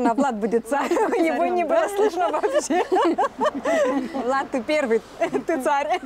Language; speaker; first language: Russian; non-native, local second language; Romanian